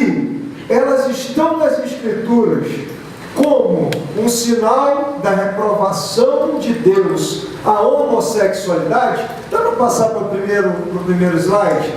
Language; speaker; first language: Portuguese; native; Portuguese